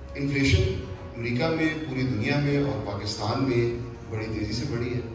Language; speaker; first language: Urdu; native; Urdu